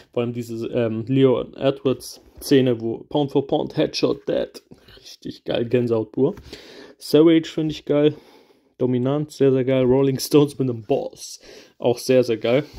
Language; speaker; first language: German; early bilingual, other home language; Kurdish